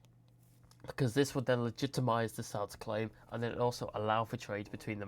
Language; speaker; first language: English; native; English